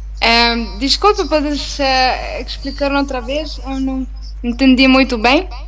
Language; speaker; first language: Portuguese; non-native, learner; Italian